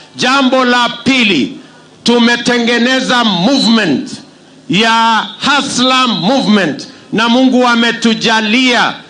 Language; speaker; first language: English; non-native, local second language; Kalenjin